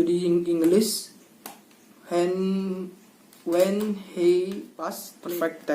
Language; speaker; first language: English; non-native, learner; Indonesian